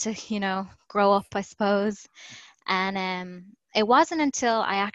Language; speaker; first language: English; native; English